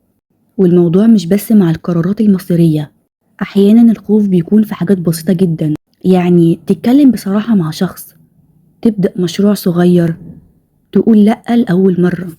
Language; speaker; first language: Arabic; native; Arabic